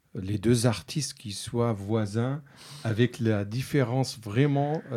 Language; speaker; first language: French; non-native, fluent; Arabic